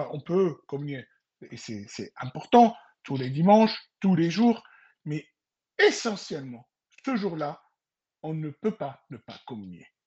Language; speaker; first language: French; non-native, local second language; Arabic